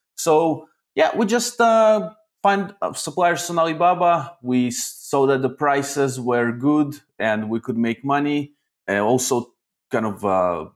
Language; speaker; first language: English; early bilingual, other home language; Russian